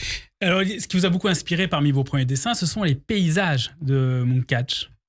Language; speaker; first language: French; native; French